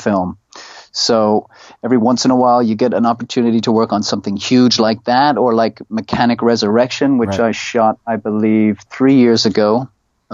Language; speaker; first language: English; native; English